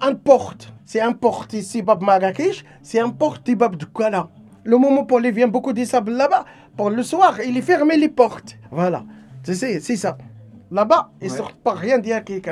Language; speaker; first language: French; non-native, learner; Arabic